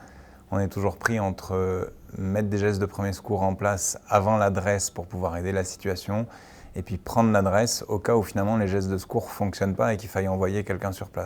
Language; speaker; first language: French; native; French